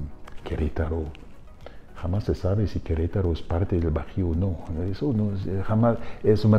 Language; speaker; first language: Spanish; non-native, fluent; German